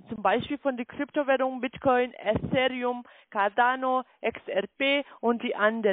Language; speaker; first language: German; non-native, learner; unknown